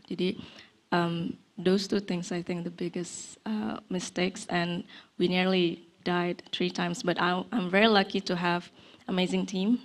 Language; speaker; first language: English; non-native, fluent; Indonesian